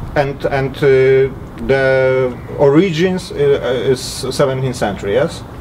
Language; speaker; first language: English; non-native, fluent; Polish